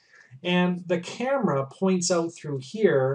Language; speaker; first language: English; native; English